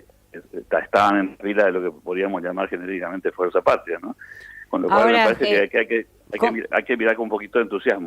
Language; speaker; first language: Spanish; native; Spanish